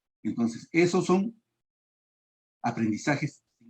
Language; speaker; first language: Spanish; native; Spanish